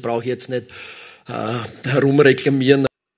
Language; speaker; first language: German; native; German